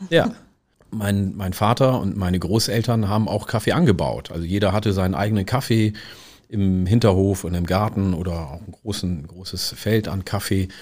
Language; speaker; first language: German; early bilingual, other home language; Oromo